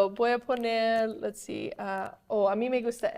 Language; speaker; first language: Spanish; non-native, fluent; English